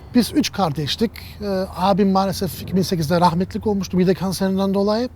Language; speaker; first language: Turkish; early bilingual, heritage; Turkish